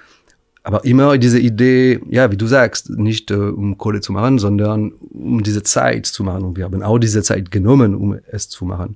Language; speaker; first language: German; non-native, fluent; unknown